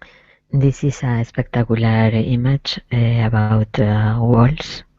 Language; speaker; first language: English; non-native, learner; Spanish